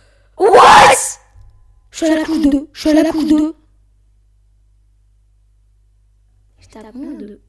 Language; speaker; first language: French; native; French